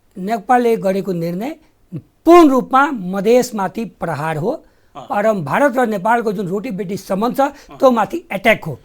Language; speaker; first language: Nepali; non-native, local second language; Bhojpuri